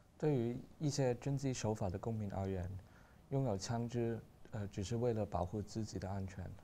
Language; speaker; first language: Chinese; non-native, local second language; Cantonese